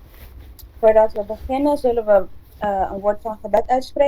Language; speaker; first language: Dutch; non-native, local second language; Papiamento